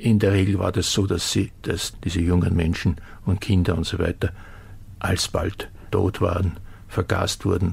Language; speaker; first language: German; native; German